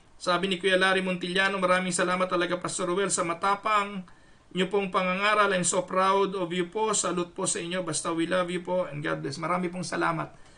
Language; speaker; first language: Filipino; native; Filipino